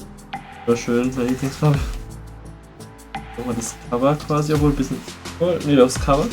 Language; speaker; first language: German; native; German